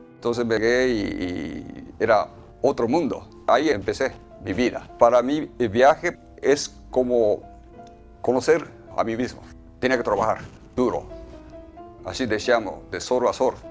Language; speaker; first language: Spanish; non-native, fluent; Japanese